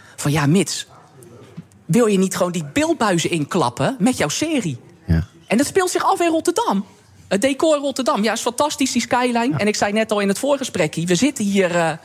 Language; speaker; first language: Dutch; native; Dutch